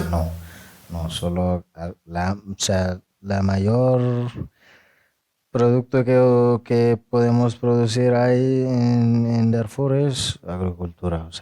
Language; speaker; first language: Spanish; non-native, fluent; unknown